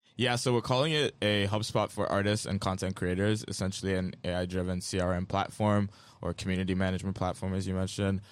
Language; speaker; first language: English; non-native, local second language; Yoruba